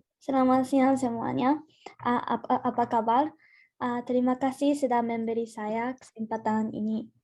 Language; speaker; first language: Indonesian; non-native, learner; Japanese